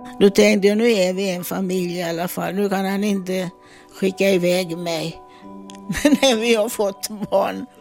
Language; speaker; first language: Swedish; non-native, fluent; Italian